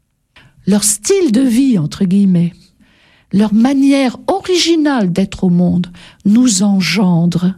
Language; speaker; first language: French; native; French